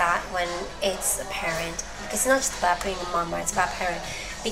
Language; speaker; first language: English; non-native, fluent; Greek